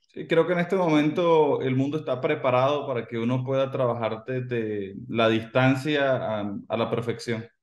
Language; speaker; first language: Spanish; native; Spanish